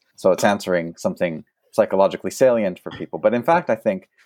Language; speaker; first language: English; early bilingual, other home language; French